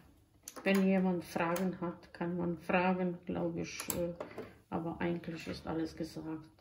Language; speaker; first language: German; non-native, learner; Croatian